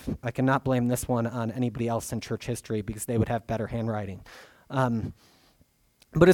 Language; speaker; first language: English; native; English